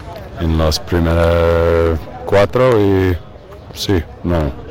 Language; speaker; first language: Spanish; non-native, learner; English